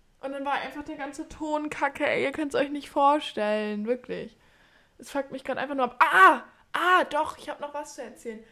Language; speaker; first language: German; native; German